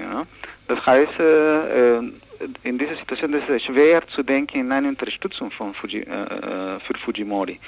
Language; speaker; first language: German; non-native, learner; Spanish